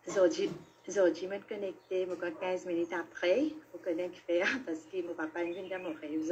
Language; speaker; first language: French; non-native, learner; Morisyen